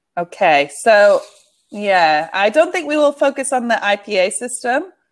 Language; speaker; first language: English; native; English